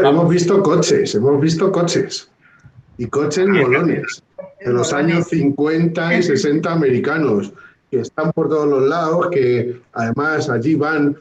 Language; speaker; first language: Spanish; native; Spanish